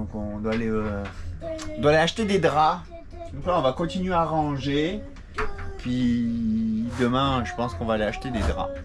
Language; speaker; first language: French; native; French